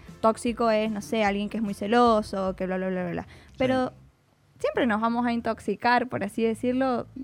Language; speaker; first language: Spanish; native; Spanish